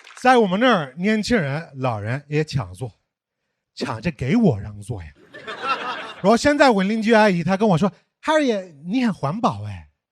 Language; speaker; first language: Chinese; non-native, fluent; English